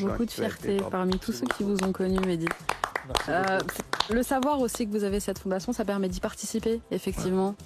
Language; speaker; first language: French; native; French